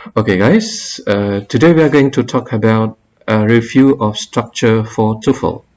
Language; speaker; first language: English; non-native, fluent; Indonesian